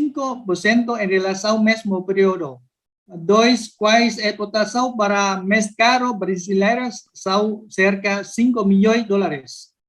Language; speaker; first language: Portuguese; non-native, learner; Vietnamese